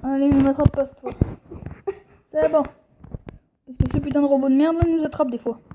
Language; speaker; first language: French; native; French